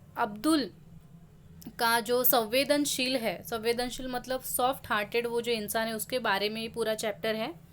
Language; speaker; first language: Hindi; non-native, local second language; Marathi